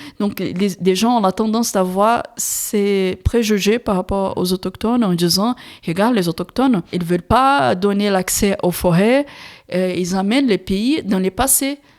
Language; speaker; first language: French; non-native, fluent; Portuguese